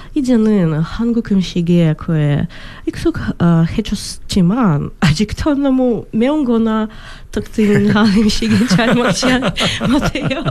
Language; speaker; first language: Korean; non-native, learner; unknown